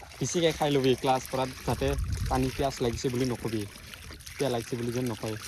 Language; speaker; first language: Assamese; non-native, local second language; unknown